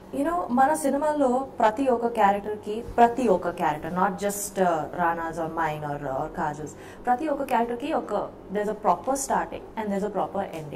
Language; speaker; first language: Telugu; non-native, fluent; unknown